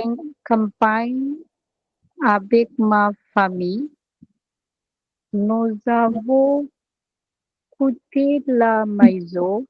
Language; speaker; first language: French; non-native, learner; Bangla